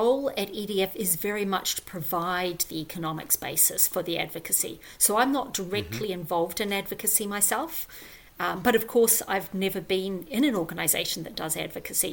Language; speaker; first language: English; native; English